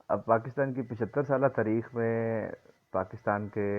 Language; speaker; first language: Urdu; non-native, local second language; Punjabi